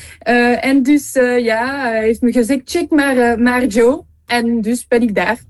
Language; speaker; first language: Dutch; non-native, local second language; French